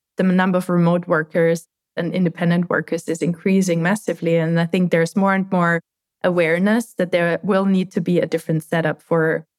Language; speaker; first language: English; non-native, fluent; German